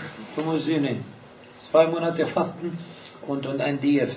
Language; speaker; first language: German; non-native, fluent; Arabic